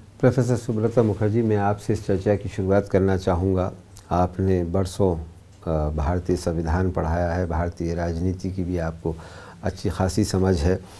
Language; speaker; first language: Hindi; native; Hindi